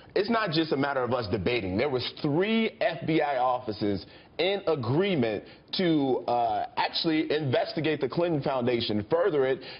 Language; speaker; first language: English; native; English